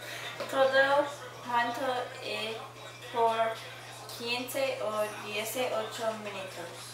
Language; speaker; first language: Spanish; non-native, learner; English